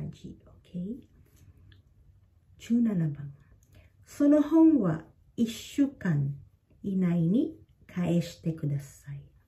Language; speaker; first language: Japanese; non-native, fluent; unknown